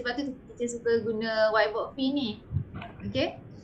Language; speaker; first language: English; non-native, local second language; Malay